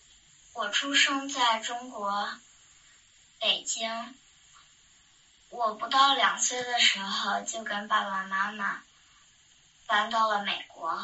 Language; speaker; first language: Chinese; early bilingual, other home language; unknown